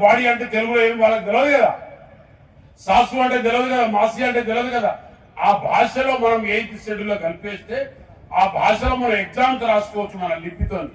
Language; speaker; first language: Telugu; non-native, local second language; Lambadi